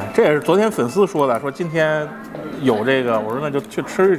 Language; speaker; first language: Chinese; native; Chinese